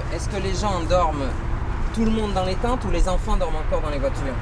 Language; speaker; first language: French; native; French